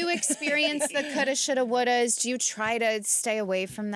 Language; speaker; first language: English; native; English